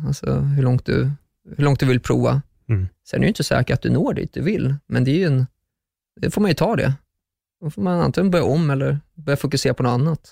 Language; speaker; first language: Swedish; early bilingual, other home language; German